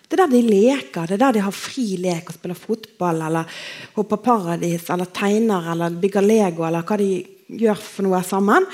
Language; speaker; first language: Norwegian; native; Norwegian